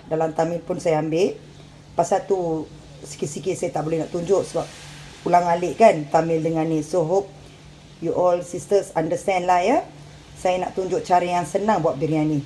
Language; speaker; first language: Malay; non-native, local second language; Tamil